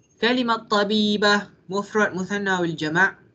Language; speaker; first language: Arabic; non-native, fluent; Malay